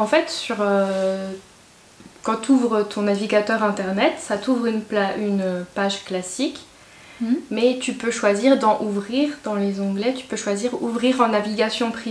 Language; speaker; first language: French; native; French